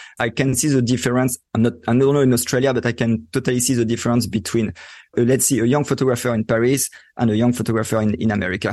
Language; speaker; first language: English; non-native, fluent; French